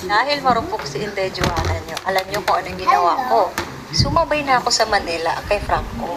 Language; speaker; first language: Filipino; non-native, local second language; Cebuano